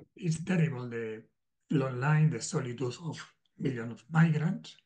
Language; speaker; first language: English; non-native, learner; Spanish